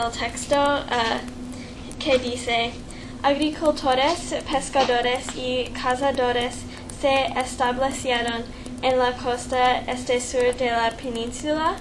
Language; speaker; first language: Spanish; non-native, learner; English